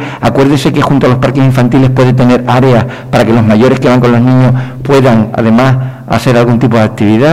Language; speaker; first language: Spanish; native; Spanish